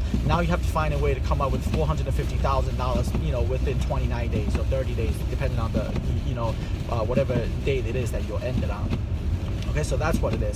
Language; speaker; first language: English; non-native, fluent; Chinese